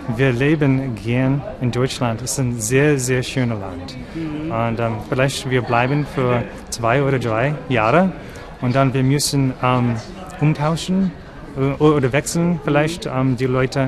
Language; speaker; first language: German; non-native, learner; English